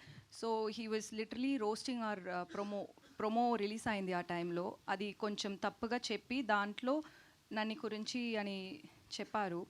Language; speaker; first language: Telugu; non-native, learner; Tamil